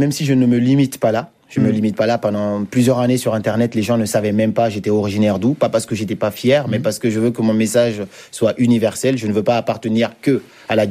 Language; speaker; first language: French; non-native, local second language; Fula